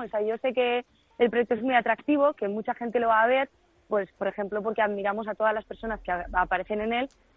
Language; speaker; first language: Spanish; native; Spanish